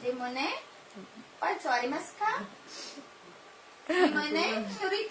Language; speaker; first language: Japanese; non-native, learner; Filipino